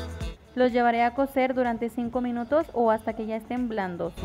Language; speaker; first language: Spanish; native; Spanish